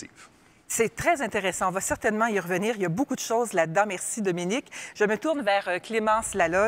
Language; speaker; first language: French; native; French